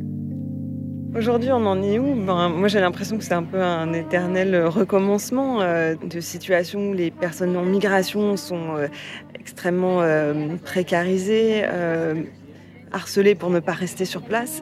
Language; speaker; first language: French; native; French